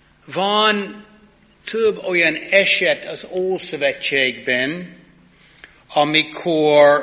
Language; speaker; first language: Hungarian; non-native, learner; English